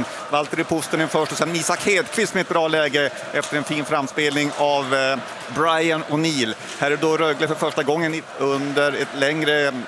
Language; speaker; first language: Swedish; native; Swedish